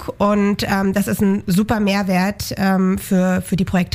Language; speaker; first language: German; native; German